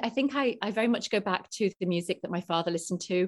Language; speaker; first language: English; native; English